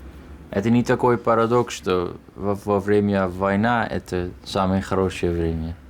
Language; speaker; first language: Russian; non-native, fluent; Dutch